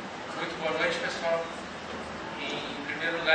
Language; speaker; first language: Portuguese; native; Portuguese